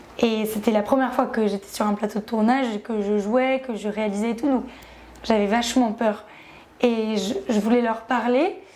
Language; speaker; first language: French; native; French